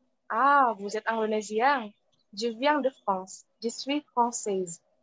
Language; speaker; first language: French; non-native, fluent; Indonesian